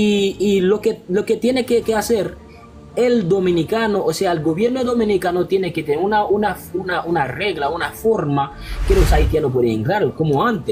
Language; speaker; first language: Spanish; non-native, local second language; Haitian Creole